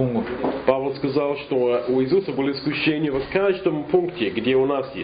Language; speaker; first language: Russian; non-native, fluent; English